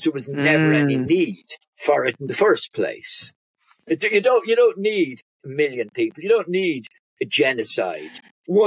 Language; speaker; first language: English; native; English